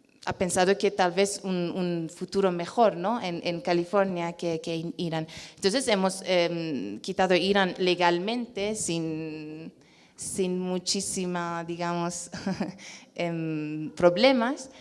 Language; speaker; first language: Spanish; non-native, fluent; Persian